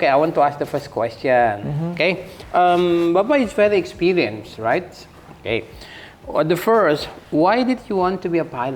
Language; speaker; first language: English; non-native, fluent; Indonesian